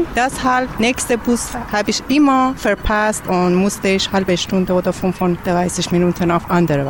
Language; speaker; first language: German; non-native, learner; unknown